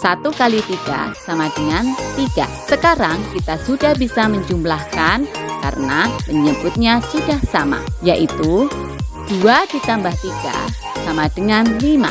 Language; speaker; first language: Indonesian; native; Indonesian